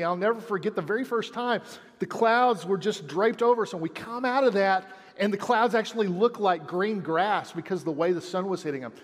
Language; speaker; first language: English; native; English